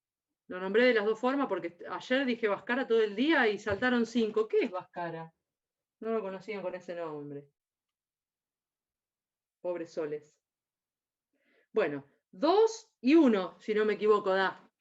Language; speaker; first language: Spanish; native; Spanish